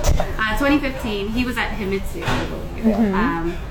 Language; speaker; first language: English; native; English